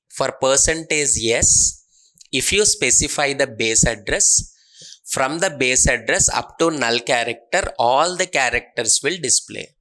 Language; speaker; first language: English; non-native, local second language; Telugu